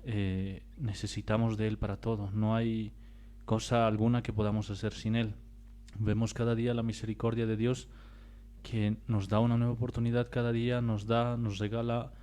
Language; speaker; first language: Spanish; native; Spanish